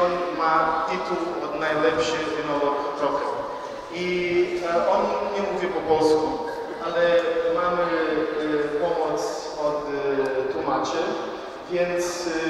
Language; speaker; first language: Polish; non-native, learner; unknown